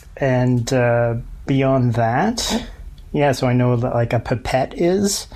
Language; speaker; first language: English; native; English